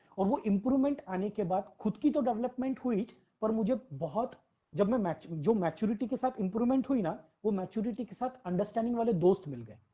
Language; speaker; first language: Hindi; non-native, local second language; Marathi